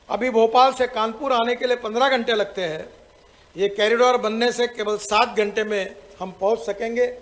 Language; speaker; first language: Hindi; non-native, local second language; Marathi